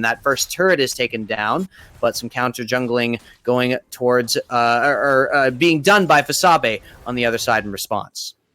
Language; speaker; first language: English; native; English